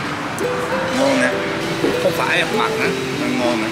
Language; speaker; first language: Vietnamese; non-native, learner; Japanese